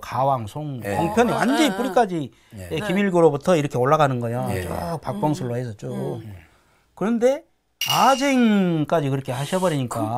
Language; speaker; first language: Korean; native; Korean